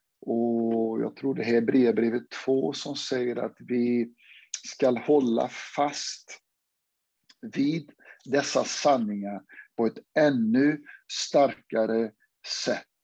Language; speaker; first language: Swedish; non-native, fluent; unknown